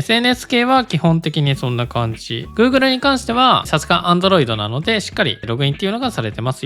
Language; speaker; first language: Japanese; native; Japanese